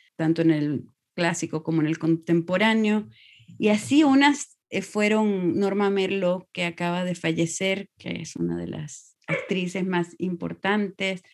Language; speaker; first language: Spanish; native; Spanish